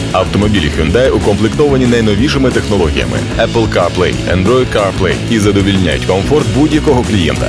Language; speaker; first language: Ukrainian; native; Ukrainian